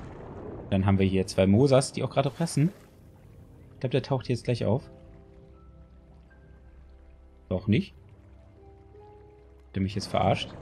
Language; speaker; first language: German; native; German